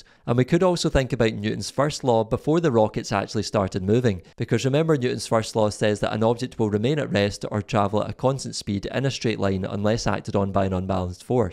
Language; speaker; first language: English; native; English